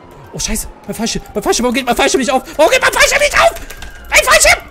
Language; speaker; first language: German; native; German